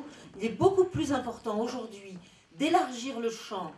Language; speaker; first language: French; native; French